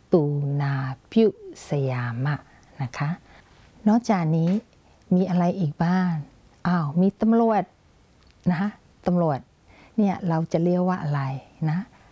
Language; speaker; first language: Thai; non-native, fluent; Burmese